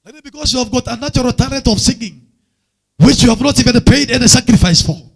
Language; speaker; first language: English; non-native, local second language; Swahili